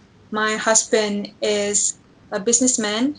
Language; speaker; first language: English; non-native, learner; Indonesian